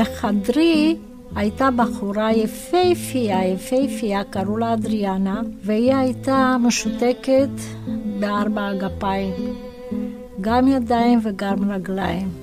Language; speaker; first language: Hebrew; non-native, fluent; Romanian